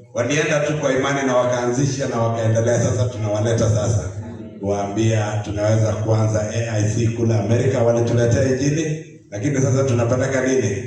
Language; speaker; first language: Swahili; non-native, local second language; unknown